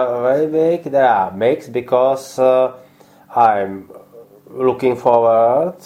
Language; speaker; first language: English; non-native, learner; Czech